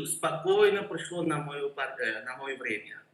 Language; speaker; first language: Russian; non-native, learner; Korean